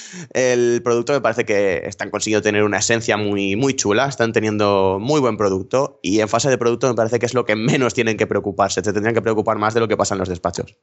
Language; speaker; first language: Spanish; native; Spanish